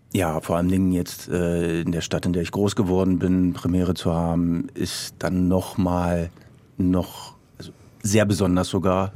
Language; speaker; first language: German; early bilingual, other home language; Croatian